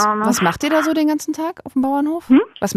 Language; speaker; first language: German; native; German